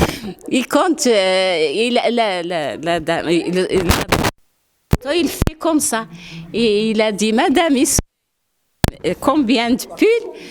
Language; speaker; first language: French; non-native, fluent; Arabic